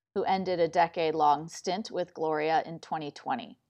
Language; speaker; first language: English; native; English